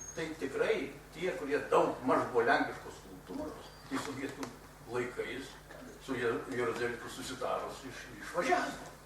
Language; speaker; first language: Lithuanian; native; Lithuanian